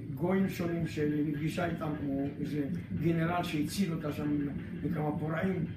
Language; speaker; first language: Hebrew; early bilingual, other home language; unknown